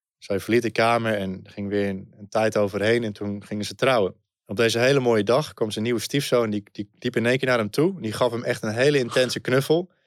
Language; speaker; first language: Dutch; native; Dutch